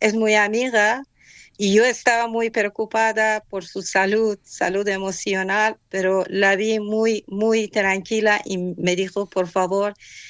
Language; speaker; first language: Spanish; non-native, fluent; Persian